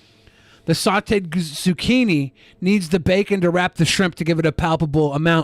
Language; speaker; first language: English; native; English